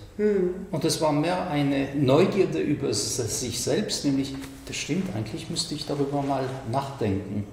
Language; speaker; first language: German; non-native, fluent; French